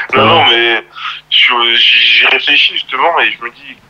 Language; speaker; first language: French; native; French